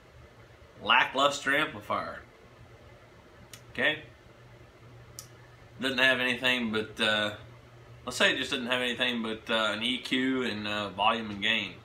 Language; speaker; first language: English; native; English